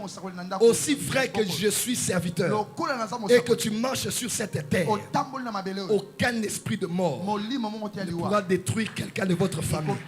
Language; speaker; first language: French; non-native, local second language; Lingala